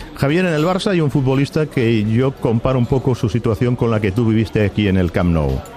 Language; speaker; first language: Spanish; non-native, local second language; Catalan